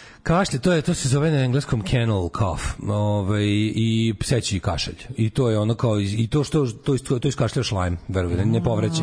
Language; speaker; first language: Serbian; native; Serbian